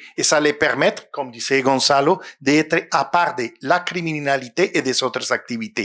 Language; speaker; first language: French; non-native, fluent; Spanish